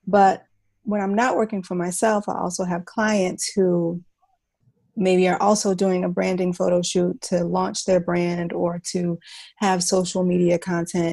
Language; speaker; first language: English; native; English